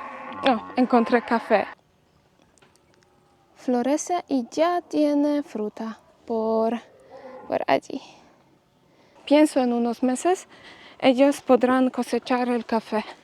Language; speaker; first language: Spanish; non-native, fluent; Polish